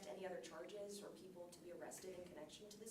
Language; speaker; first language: English; native; English